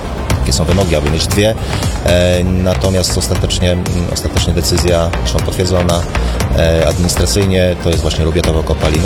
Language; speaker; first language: Polish; native; Polish